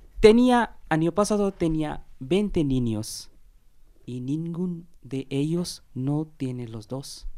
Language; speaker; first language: Spanish; non-native, learner; Bangla